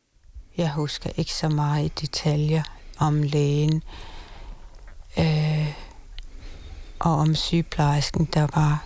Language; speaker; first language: Danish; non-native, local second language; Kalaallisut